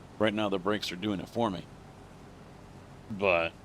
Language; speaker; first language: English; native; English